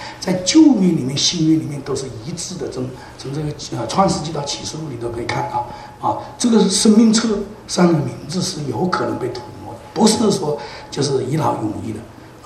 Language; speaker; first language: Chinese; native; Chinese